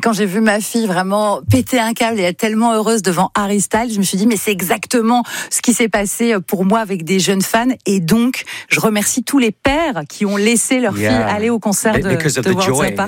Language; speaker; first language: French; native; French